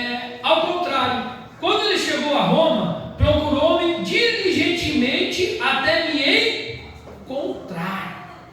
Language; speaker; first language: Portuguese; native; Portuguese